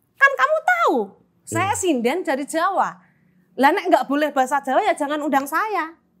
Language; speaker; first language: Indonesian; non-native, local second language; Javanese